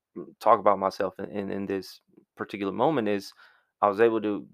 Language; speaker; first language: English; early bilingual, other home language; Spanish